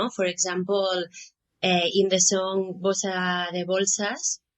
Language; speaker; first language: English; non-native, fluent; Catalan